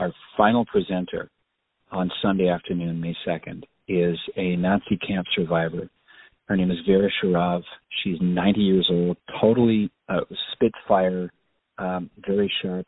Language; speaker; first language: English; native; English